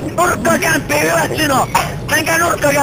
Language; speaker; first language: Finnish; native; Finnish